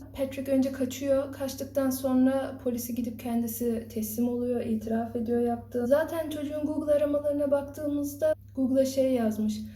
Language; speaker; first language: Turkish; early bilingual, heritage; Turkish